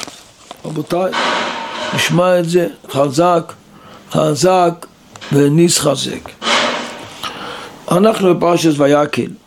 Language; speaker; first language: Hebrew; non-native, local second language; Yiddish